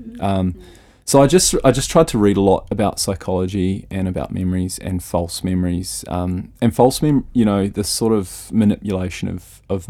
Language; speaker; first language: English; native; English